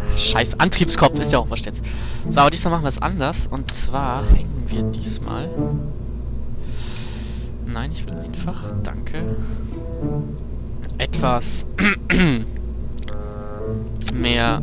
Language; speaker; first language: German; native; German